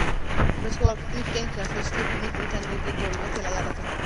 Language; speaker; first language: Swedish; native; Swedish